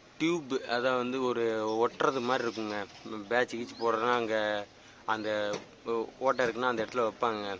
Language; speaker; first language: Tamil; native; Tamil